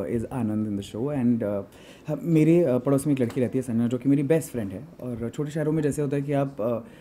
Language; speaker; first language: Hindi; native; Hindi